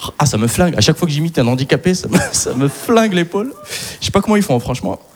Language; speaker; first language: French; native; French